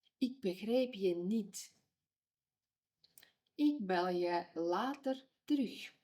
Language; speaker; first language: Dutch; non-native, fluent; Ukrainian